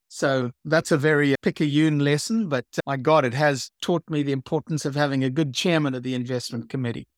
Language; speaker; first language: English; native; English